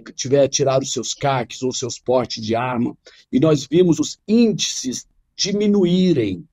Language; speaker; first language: Portuguese; non-native, fluent; Arabic